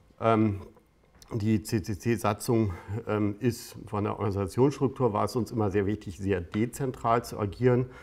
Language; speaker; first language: German; native; German